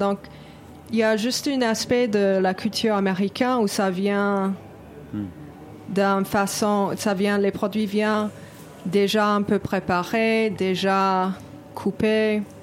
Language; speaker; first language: French; non-native, fluent; English